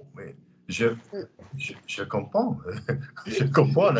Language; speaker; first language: French; non-native, learner; English